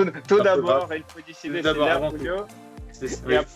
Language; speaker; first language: French; non-native, learner; Russian